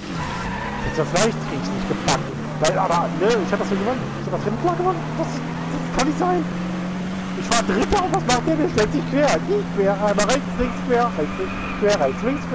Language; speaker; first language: German; native; German